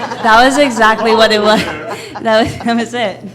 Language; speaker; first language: English; native; English